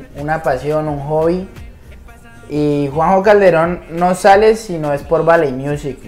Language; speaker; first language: Spanish; native; Spanish